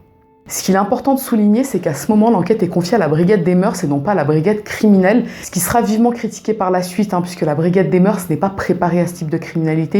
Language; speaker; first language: French; native; French